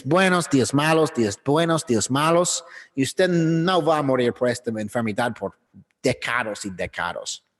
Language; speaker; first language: Spanish; non-native, learner; English